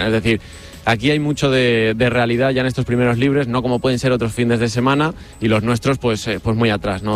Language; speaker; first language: Spanish; native; Spanish